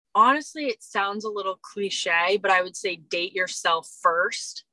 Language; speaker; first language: English; native; English